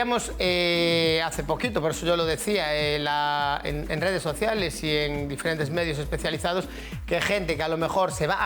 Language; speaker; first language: Spanish; native; Spanish